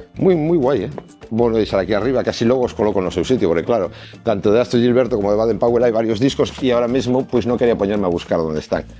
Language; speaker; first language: Galician; non-native, local second language; Spanish